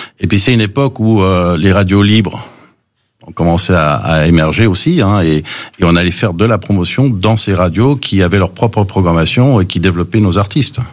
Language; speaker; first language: French; early bilingual, other home language; English